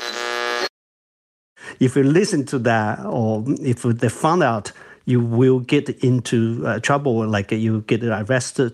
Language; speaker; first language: English; non-native, fluent; Chinese